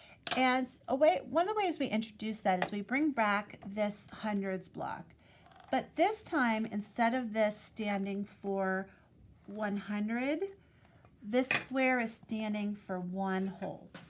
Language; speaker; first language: English; native; English